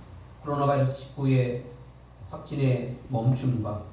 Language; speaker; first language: Korean; native; Korean